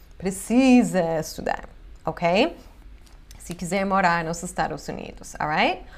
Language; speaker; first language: Portuguese; non-native, fluent; English